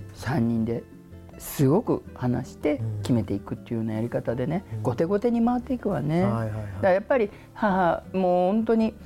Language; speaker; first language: Japanese; native; Japanese